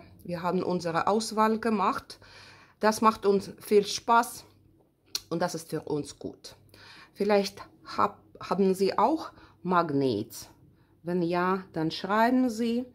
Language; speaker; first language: German; non-native, fluent; Russian